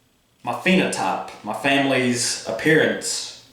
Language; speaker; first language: English; native; English